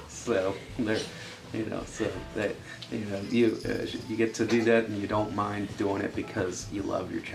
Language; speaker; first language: English; native; English